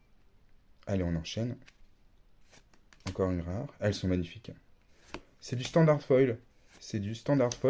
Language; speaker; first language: French; native; French